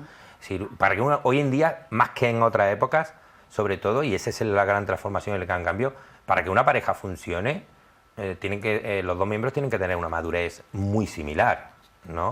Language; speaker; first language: Spanish; native; Spanish